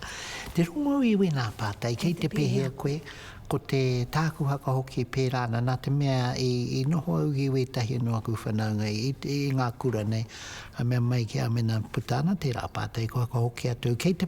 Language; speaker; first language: Māori; native; Māori